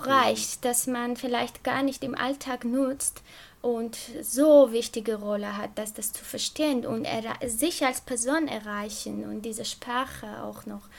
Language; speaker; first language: German; non-native, fluent; Armenian